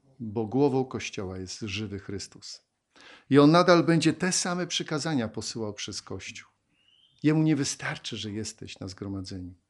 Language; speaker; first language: Polish; native; Polish